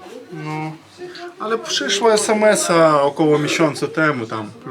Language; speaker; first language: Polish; non-native, fluent; Russian